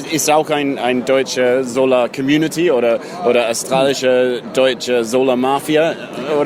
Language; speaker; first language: German; non-native, learner; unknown